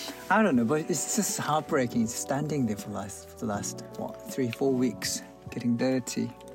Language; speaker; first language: English; non-native, fluent; Korean